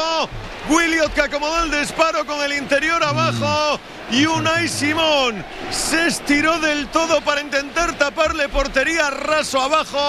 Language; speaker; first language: Spanish; native; Spanish